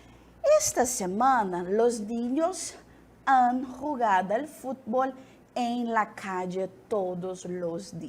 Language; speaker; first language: Spanish; non-native, fluent; Portuguese